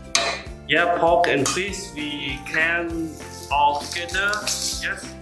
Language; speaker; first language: English; non-native, learner; Khmer